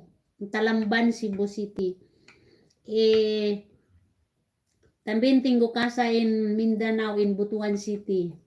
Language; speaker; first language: Spanish; non-native, learner; Cebuano